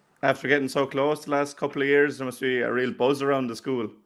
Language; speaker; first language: English; native; English